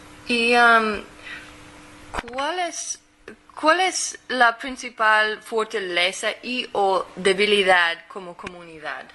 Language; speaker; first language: Spanish; non-native, fluent; English